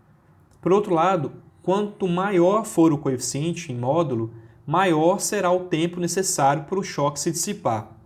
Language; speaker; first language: Portuguese; native; Portuguese